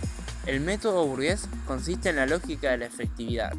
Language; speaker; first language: Spanish; native; Spanish